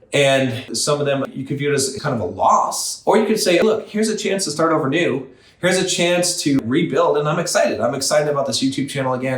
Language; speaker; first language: English; native; English